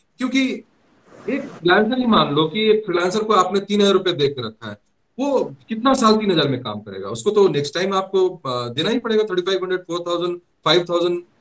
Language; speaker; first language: Hindi; native; Hindi